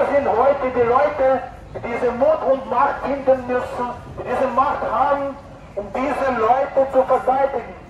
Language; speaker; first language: German; non-native, fluent; Ukrainian